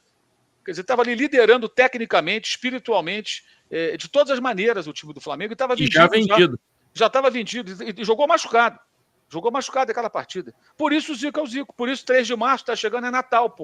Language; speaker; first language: Portuguese; native; Portuguese